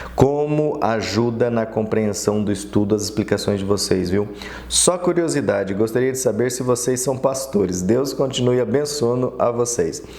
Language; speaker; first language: Portuguese; native; Portuguese